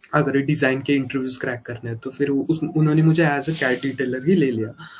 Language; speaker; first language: Hindi; non-native, local second language; Marathi